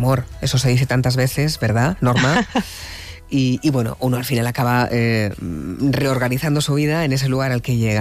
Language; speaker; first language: Spanish; native; Spanish